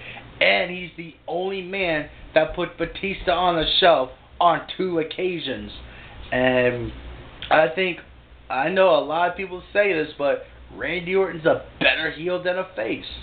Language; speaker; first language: English; native; English